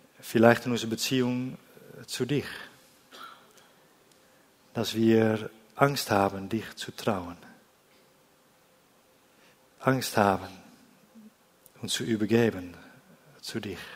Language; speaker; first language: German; non-native, learner; Dutch